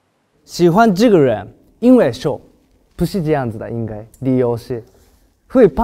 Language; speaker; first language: Chinese; non-native, learner; Japanese